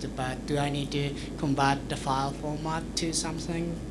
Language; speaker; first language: English; native; English